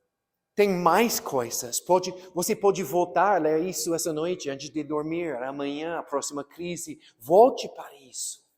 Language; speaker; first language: Portuguese; non-native, fluent; English